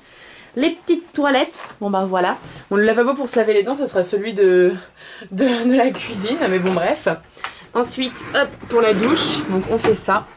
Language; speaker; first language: French; native; French